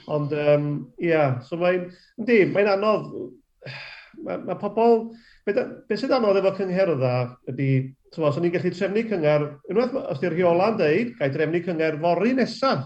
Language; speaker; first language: Welsh; native; Welsh